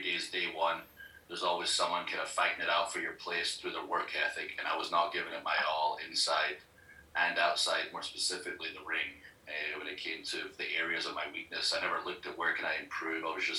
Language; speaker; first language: English; native; English